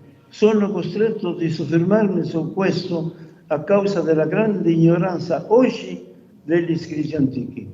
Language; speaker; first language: Italian; non-native, fluent; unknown